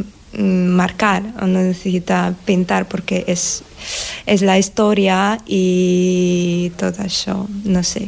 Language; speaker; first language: Catalan; non-native, learner; Spanish